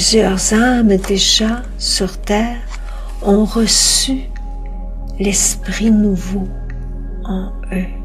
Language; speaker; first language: French; native; French